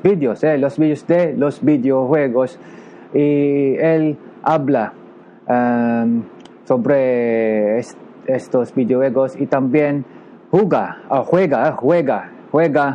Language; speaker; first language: Spanish; non-native, learner; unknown